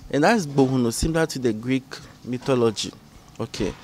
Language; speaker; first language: English; non-native, local second language; Ga